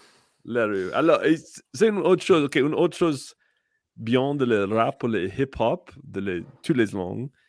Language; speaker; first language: French; non-native, learner; English